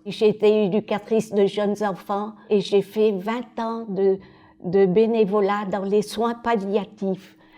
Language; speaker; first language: French; non-native, local second language; Vietnamese